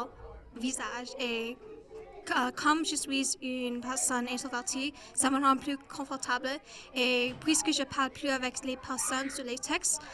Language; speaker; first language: French; non-native, local second language; English